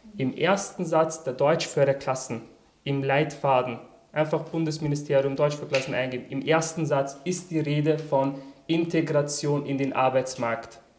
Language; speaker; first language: German; early bilingual, other home language; Turkish